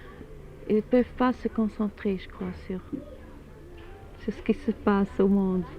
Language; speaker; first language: French; non-native, fluent; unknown